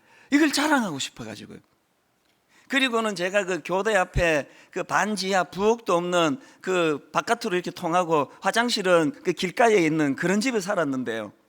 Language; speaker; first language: Korean; native; Korean